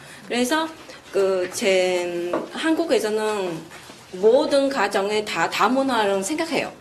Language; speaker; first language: Korean; non-native, fluent; Vietnamese